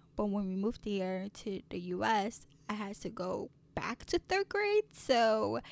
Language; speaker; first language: English; early bilingual, other home language; French